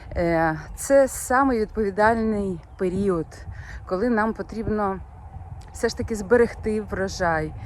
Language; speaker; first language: Ukrainian; native; Ukrainian